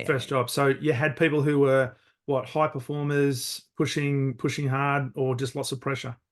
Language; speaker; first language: English; native; English